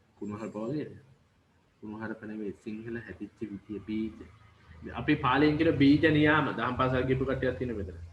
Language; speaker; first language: Sinhala; native; Sinhala